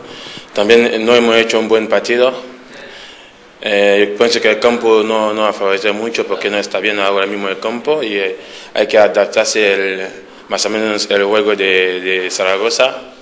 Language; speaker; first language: Spanish; non-native, fluent; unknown